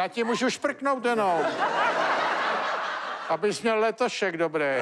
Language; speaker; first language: Czech; native; Czech